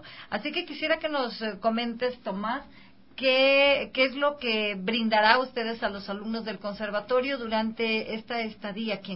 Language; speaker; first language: Spanish; native; Spanish